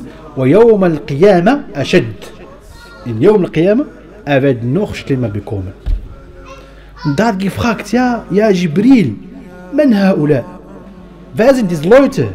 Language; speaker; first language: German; non-native, fluent; Arabic